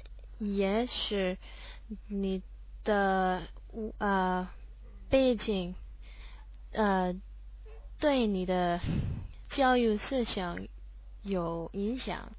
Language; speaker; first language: Chinese; non-native, learner; English